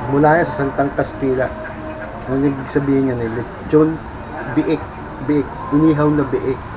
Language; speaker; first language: Filipino; native; Filipino